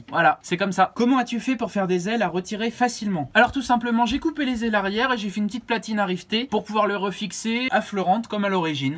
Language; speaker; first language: French; native; French